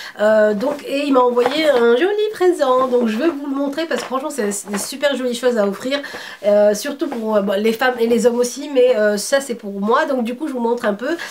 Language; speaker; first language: French; early bilingual, other home language; Arabic